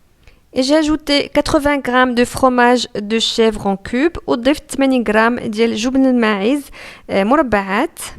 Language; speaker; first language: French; non-native, local second language; Arabic